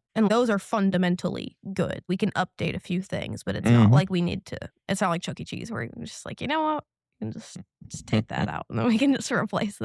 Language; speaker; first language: English; native; English